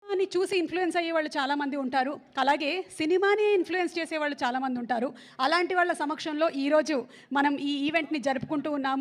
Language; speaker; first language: Telugu; native; Telugu